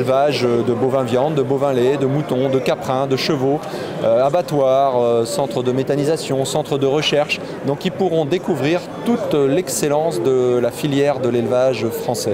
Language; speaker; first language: French; native; French